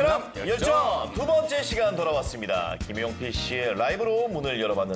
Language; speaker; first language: Korean; native; Korean